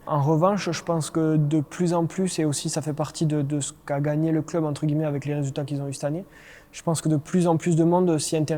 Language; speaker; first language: French; native; French